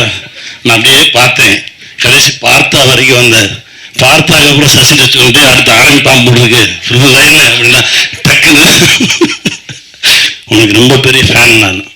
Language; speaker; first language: Tamil; native; Tamil